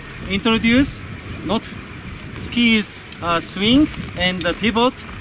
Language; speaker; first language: English; non-native, learner; Japanese